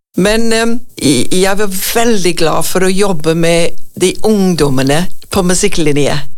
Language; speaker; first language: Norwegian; non-native, fluent; English